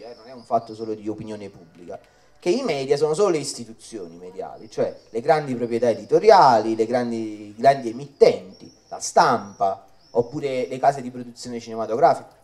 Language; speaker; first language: Italian; native; Italian